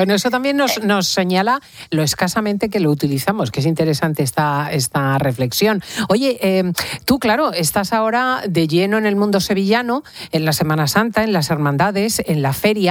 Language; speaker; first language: Spanish; native; Spanish